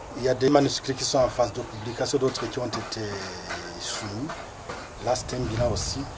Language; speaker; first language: French; non-native, local second language; Rundi